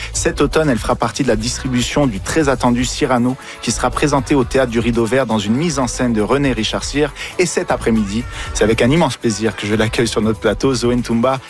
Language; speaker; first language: French; native; French